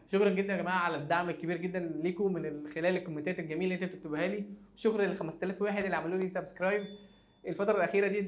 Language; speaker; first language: Arabic; native; Arabic